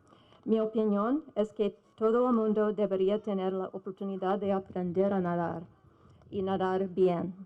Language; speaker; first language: Spanish; non-native, fluent; English